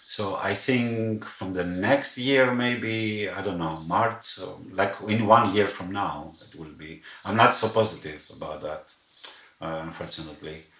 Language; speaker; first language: English; non-native, fluent; Greek